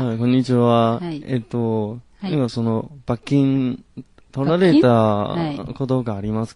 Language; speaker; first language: Japanese; non-native, fluent; Chinese